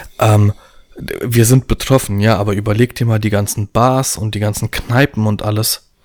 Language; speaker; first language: German; early bilingual, other home language; Polish